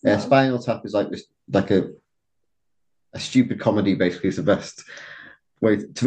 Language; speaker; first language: English; native; English